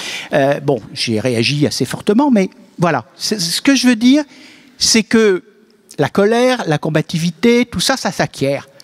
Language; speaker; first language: French; native; French